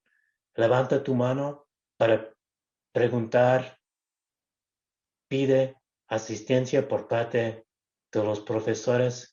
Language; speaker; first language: Spanish; non-native, local second language; English